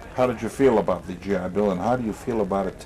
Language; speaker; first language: English; native; English